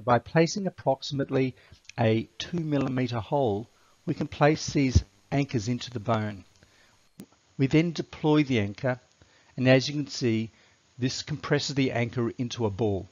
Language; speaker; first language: English; native; English